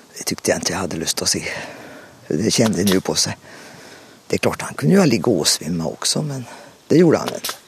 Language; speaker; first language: Swedish; native; Swedish